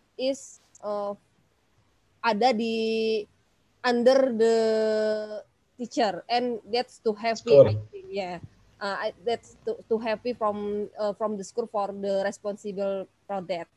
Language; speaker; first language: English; non-native, learner; Indonesian